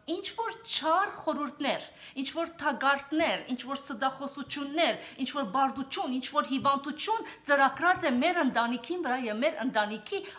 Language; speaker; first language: Armenian; early bilingual, heritage; Armenian